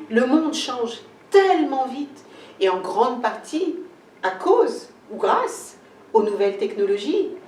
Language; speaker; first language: French; early bilingual, other home language; Kabuverdianu